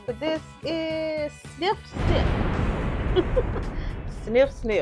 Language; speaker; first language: English; native; English